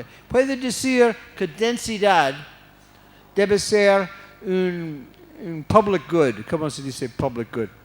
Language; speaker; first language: Spanish; non-native, fluent; English